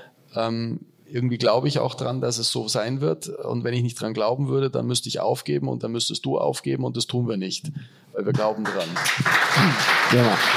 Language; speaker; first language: German; native; German